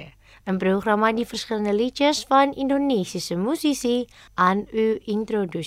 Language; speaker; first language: Dutch; non-native, fluent; Indonesian